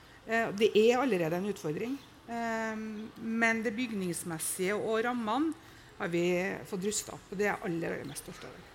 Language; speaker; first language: Norwegian; native; Norwegian